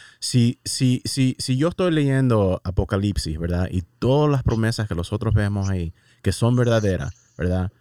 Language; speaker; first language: Spanish; early bilingual, heritage; Spanish